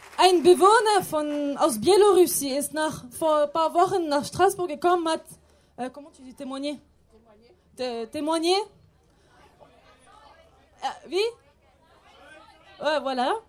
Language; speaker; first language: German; non-native, fluent; French